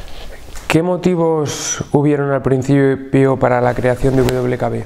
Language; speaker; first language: Spanish; non-native, fluent; Russian